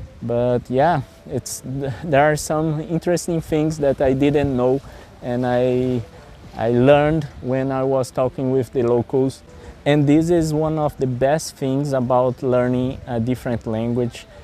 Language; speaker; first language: English; non-native, fluent; Portuguese